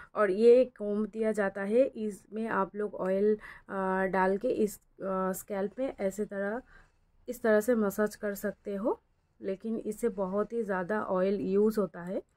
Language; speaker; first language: Hindi; non-native, local second language; Bangla